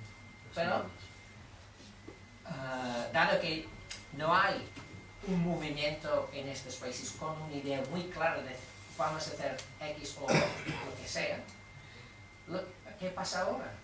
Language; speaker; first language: Spanish; non-native, fluent; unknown